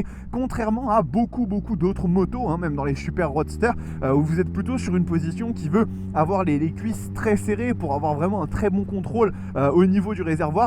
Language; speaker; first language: French; native; French